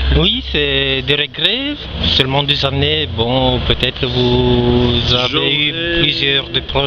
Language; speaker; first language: French; non-native, local second language; Romanian